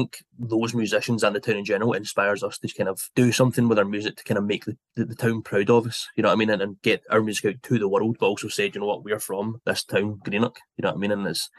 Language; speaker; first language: English; native; English